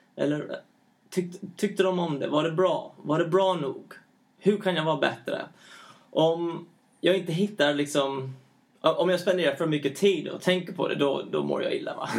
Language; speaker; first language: Swedish; early bilingual, heritage; Swedish